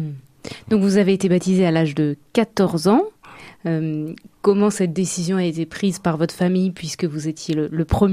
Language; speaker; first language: French; native; French